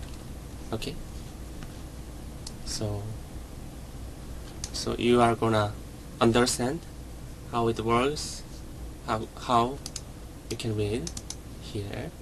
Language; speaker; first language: English; non-native, learner; Korean